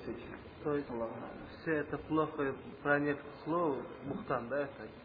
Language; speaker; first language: Russian; non-native, learner; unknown